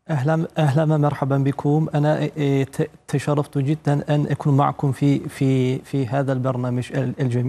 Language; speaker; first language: Arabic; non-native, fluent; Turkish